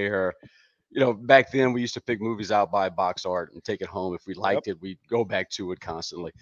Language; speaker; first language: English; native; English